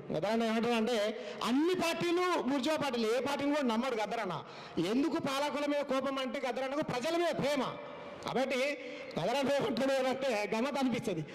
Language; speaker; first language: Telugu; native; Telugu